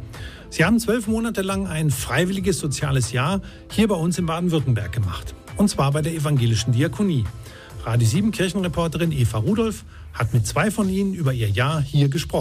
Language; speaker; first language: German; native; German